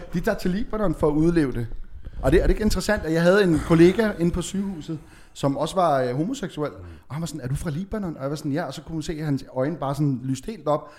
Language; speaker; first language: Danish; native; Danish